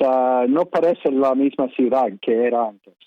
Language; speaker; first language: Spanish; non-native, fluent; Italian